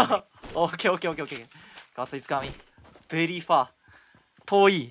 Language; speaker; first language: English; non-native, learner; Japanese